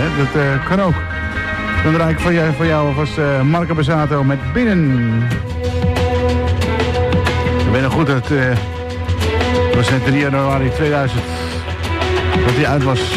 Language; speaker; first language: Dutch; native; Dutch